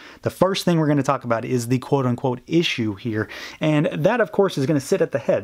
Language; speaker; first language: English; native; English